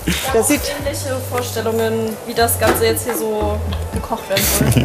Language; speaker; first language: German; native; German